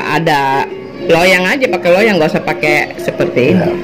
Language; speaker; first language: Indonesian; non-native, local second language; Buginese